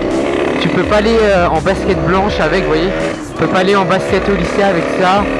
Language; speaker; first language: French; native; French